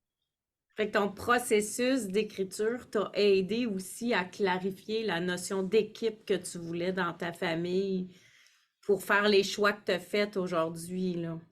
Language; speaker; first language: French; native; French